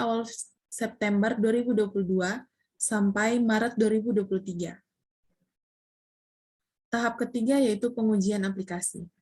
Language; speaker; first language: Indonesian; native; Indonesian